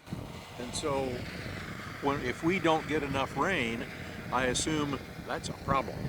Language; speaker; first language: English; native; English